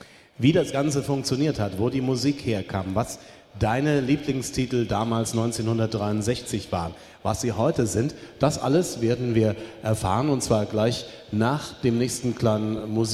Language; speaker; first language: German; native; German